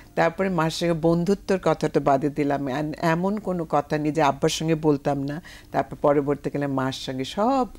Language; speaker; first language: Bangla; native; Bangla